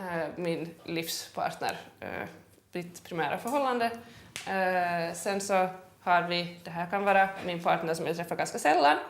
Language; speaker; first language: Swedish; native; Swedish